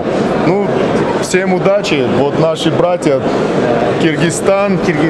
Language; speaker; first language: Russian; native; Russian